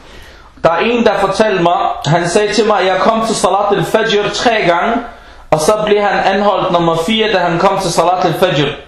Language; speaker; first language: Danish; early bilingual, other home language; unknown